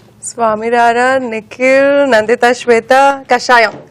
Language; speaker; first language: Telugu; non-native, learner; Kannada